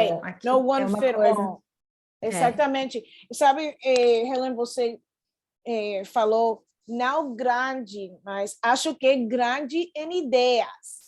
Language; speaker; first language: Portuguese; non-native, fluent; Spanish